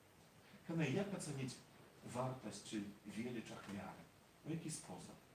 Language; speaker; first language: Polish; non-native, learner; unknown